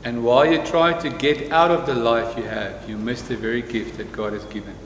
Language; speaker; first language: English; non-native, local second language; Afrikaans